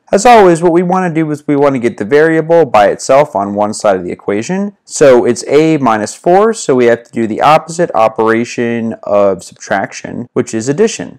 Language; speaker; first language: English; native; English